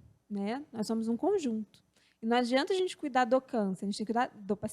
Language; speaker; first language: Portuguese; native; Portuguese